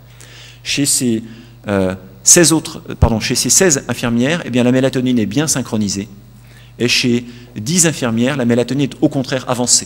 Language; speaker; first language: French; native; French